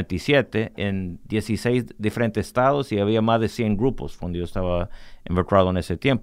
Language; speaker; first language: Spanish; early bilingual, heritage; English